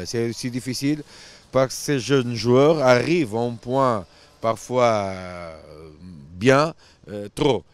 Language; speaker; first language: French; non-native, fluent; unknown